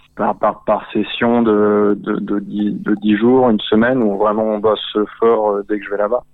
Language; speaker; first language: French; native; French